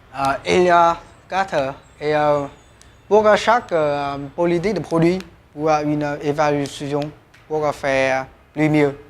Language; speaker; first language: French; non-native, learner; Vietnamese